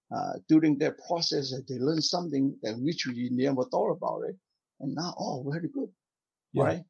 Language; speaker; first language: English; non-native, fluent; Vietnamese